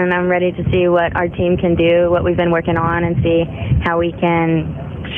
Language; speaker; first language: English; native; English